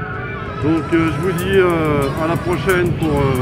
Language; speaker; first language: French; native; French